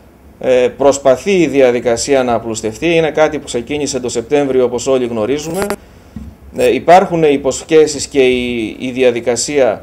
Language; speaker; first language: Greek; native; Greek